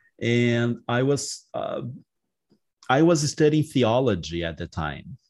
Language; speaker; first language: English; non-native, fluent; Portuguese